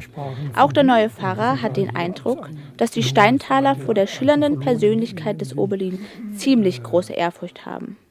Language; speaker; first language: German; native; German